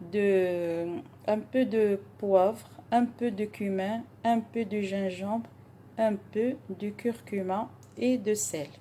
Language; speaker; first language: French; non-native, local second language; Arabic